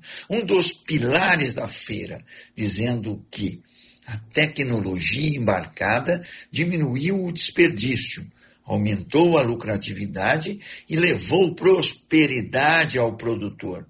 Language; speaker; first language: Portuguese; native; Portuguese